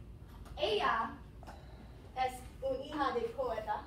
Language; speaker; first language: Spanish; non-native, learner; English